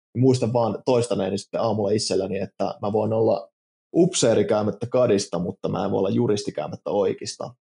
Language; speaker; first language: Finnish; native; Finnish